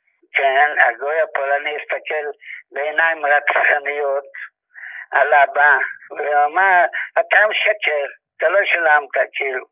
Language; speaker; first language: Hebrew; non-native, fluent; Yiddish